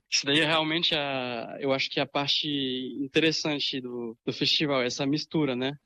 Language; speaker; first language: Portuguese; early bilingual, other home language; French